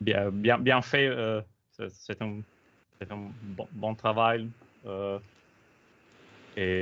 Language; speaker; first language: French; non-native, learner; Italian